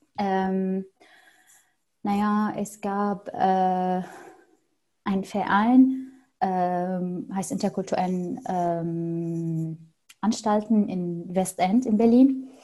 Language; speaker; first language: German; non-native, fluent; Arabic